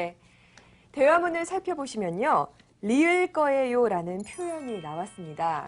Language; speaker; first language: Korean; native; Korean